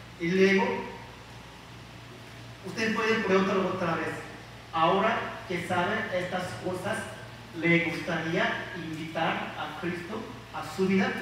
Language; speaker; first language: Spanish; non-native, learner; Korean